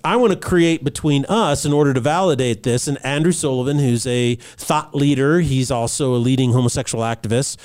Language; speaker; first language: English; native; English